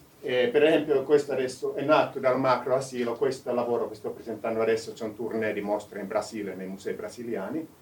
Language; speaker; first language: Italian; non-native, fluent; Finnish